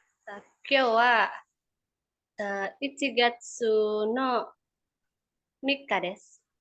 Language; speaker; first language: Japanese; non-native, learner; Indonesian